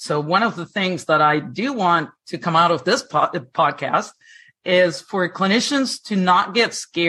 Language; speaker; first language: English; non-native, fluent; Spanish